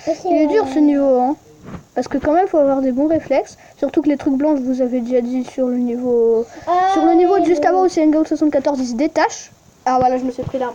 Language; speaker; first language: French; native; French